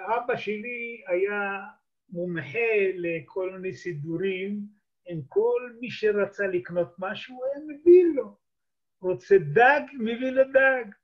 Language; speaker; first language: Hebrew; early bilingual, other home language; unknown